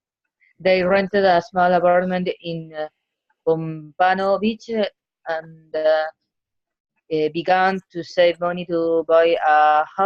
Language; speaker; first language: English; non-native, learner; Spanish